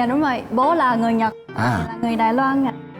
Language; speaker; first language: Vietnamese; non-native, fluent; Japanese